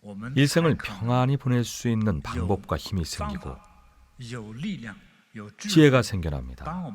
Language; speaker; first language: Korean; native; Korean